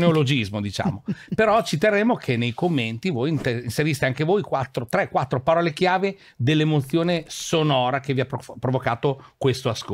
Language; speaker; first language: Italian; native; Italian